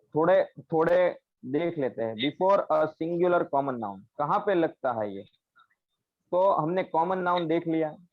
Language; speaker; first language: Hindi; non-native, local second language; Gujarati